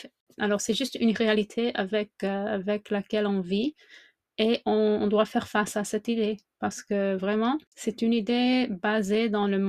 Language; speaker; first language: French; non-native, fluent; English